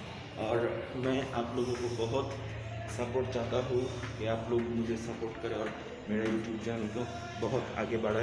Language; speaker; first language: Hindi; non-native, learner; Bangla